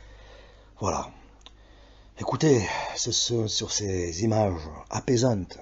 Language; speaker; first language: French; native; French